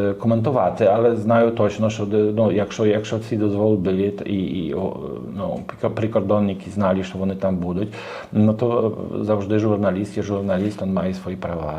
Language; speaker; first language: Ukrainian; non-native, learner; Polish